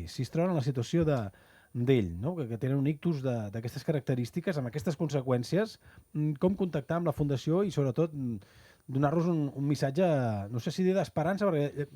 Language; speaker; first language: Catalan; native; Catalan